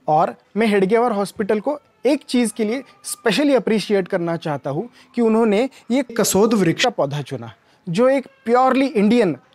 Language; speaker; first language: Hindi; non-native, local second language; Marathi